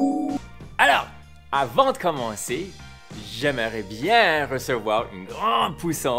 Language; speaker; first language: French; non-native, fluent; English